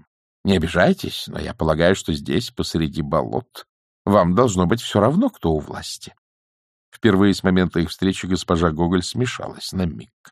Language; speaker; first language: Russian; native; Russian